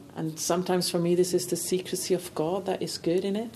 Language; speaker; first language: English; non-native, fluent; German